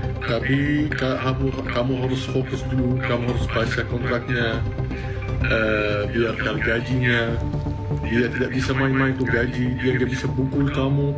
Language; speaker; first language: Indonesian; non-native, fluent; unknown